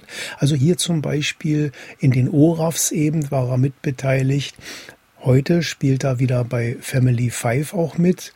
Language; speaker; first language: German; native; German